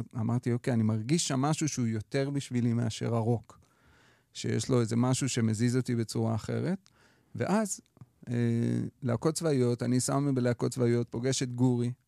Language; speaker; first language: Hebrew; native; Hebrew